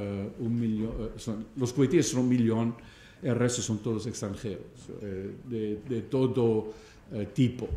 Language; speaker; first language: Spanish; non-native, fluent; Arabic